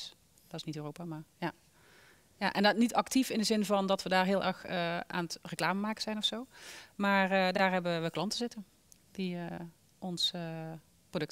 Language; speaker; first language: Dutch; native; Dutch